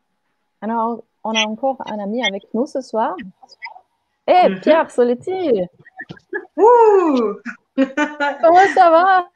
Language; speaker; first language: French; non-native, fluent; Slovenian